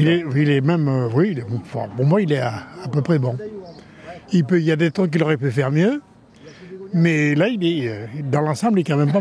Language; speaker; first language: French; native; French